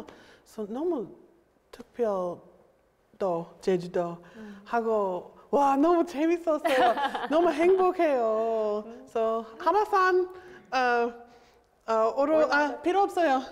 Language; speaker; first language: Korean; non-native, learner; English